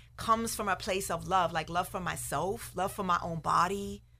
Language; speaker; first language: English; native; English